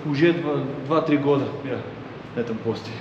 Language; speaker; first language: Russian; non-native, learner; Bulgarian